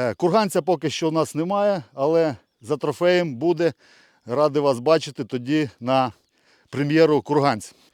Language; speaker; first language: Ukrainian; non-native, local second language; Russian